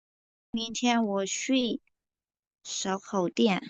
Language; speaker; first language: Chinese; non-native, learner; Burmese